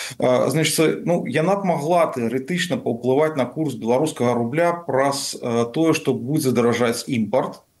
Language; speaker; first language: Belarusian; non-native, local second language; Russian